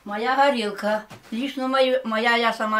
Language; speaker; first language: Russian; non-native, local second language; Ukrainian